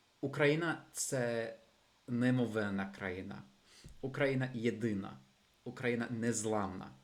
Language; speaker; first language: Ukrainian; non-native, fluent; English